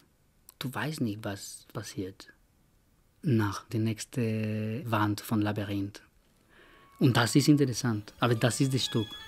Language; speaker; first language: German; non-native, fluent; Spanish